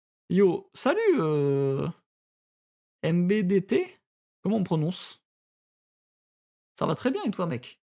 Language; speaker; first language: French; native; French